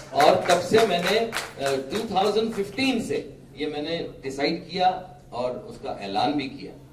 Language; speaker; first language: Hindi; non-native, local second language; Marathi